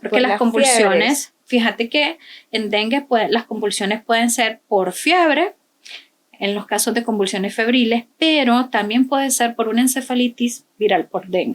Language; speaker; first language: Spanish; native; Spanish